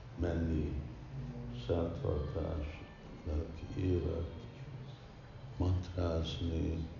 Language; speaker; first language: Hungarian; early bilingual, heritage; Hungarian